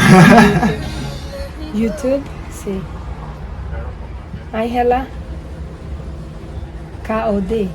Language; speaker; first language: Spanish; non-native, learner; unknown